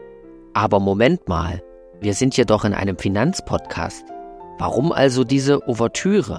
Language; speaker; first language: German; native; German